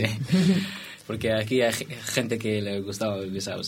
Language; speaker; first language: Spanish; non-native, learner; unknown